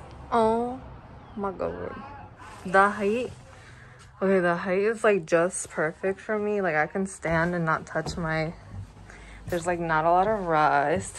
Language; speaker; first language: English; early bilingual, other home language; Spanish